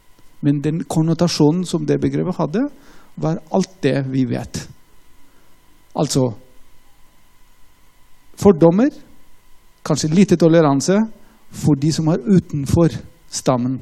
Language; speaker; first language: Norwegian; non-native, fluent; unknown